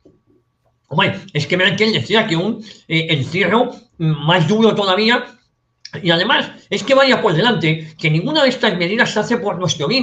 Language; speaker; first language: Spanish; native; Spanish